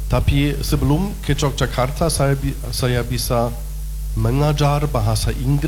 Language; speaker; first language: Indonesian; non-native, learner; German